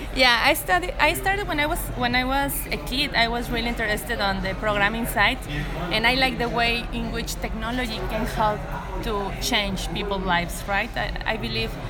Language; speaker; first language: English; non-native, fluent; Spanish